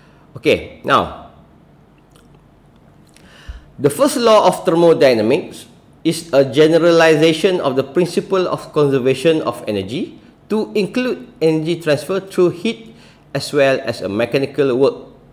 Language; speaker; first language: English; non-native, local second language; Malay